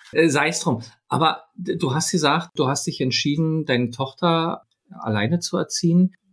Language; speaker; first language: German; native; German